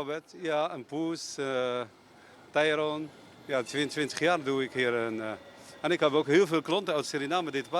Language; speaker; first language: Dutch; non-native, fluent; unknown